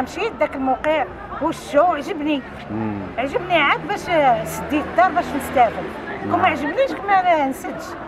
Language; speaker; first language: Arabic; native; Arabic